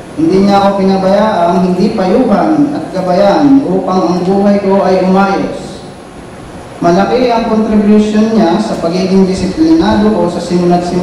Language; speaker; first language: Filipino; native; Filipino